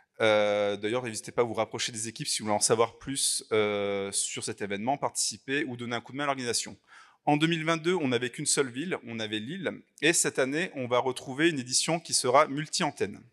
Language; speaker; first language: French; native; French